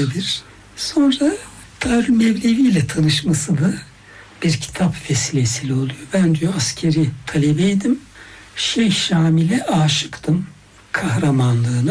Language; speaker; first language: Turkish; native; Turkish